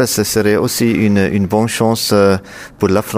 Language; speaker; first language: French; non-native, local second language; German